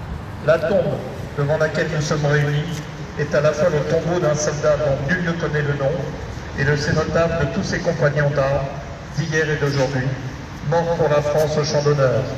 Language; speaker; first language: French; native; French